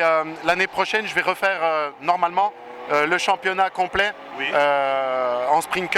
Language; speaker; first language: French; native; French